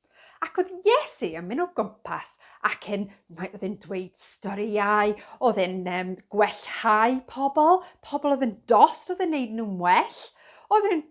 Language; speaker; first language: Welsh; non-native, fluent; English